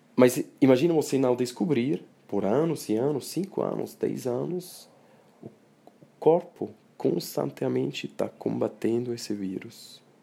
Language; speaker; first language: Portuguese; non-native, fluent; Swiss German